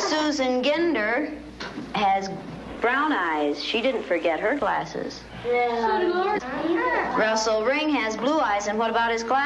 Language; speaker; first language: English; native; English